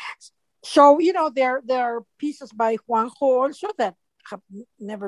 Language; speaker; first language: English; non-native, fluent; Spanish